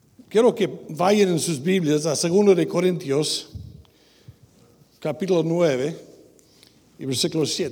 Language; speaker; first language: Spanish; non-native, fluent; English